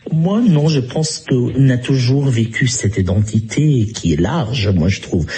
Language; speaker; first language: French; non-native, fluent; Arabic